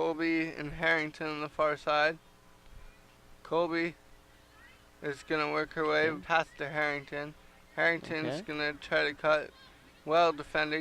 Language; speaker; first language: English; native; English